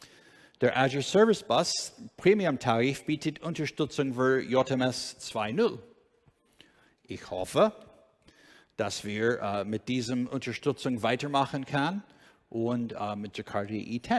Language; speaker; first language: German; non-native, learner; English